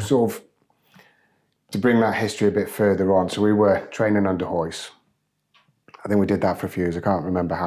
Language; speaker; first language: English; native; English